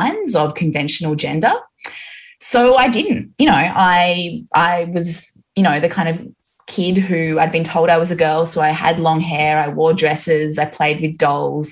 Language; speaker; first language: English; native; English